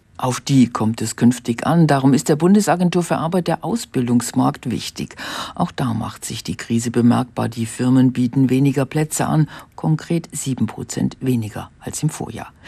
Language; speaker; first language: German; native; German